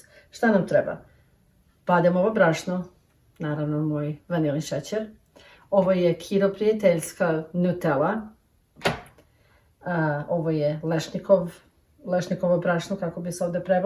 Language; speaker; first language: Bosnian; early bilingual, heritage; Serbian